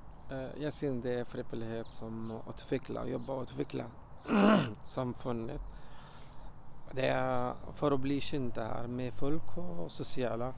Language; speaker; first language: Norwegian; non-native, learner; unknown